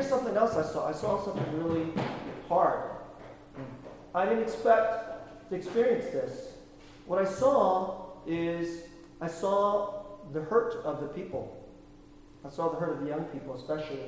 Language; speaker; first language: English; native; English